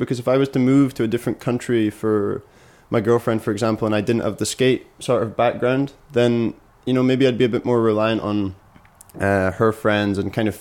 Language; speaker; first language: English; native; English